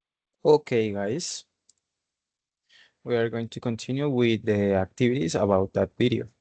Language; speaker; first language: English; non-native, learner; Spanish